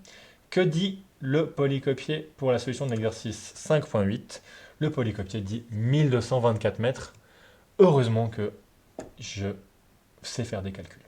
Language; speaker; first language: French; native; French